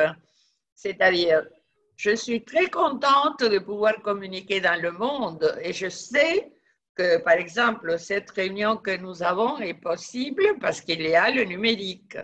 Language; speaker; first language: French; non-native, fluent; Spanish